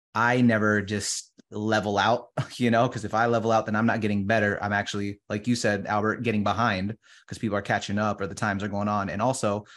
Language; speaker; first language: English; early bilingual, other home language; Filipino